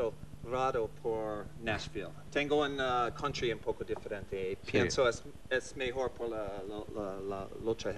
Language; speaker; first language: Spanish; non-native, learner; English